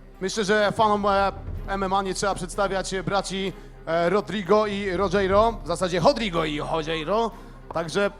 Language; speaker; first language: Polish; native; Polish